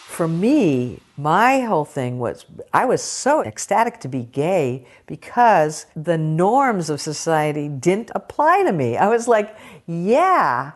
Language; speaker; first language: English; native; English